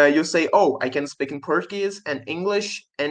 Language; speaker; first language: English; non-native, learner; Portuguese